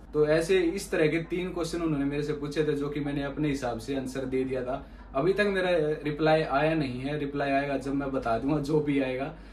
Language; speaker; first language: Hindi; native; Hindi